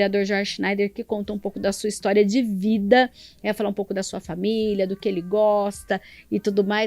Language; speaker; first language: Portuguese; native; Portuguese